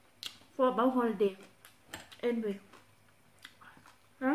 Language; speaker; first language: English; non-native, learner; Thai